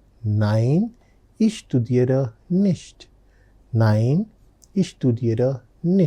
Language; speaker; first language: German; non-native, fluent; Telugu